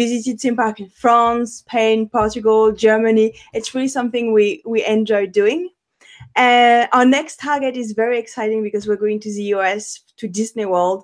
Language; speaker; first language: English; non-native, fluent; French